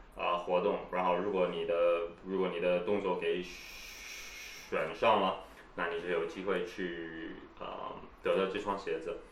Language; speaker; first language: Chinese; early bilingual, heritage; Chinese